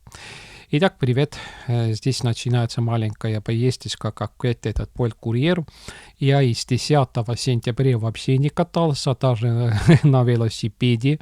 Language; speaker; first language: Russian; non-native, local second language; Estonian